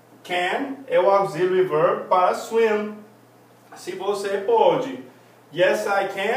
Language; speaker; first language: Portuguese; non-native, fluent; English